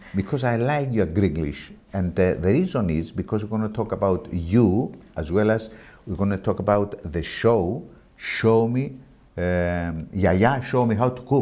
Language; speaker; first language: English; non-native, fluent; Greek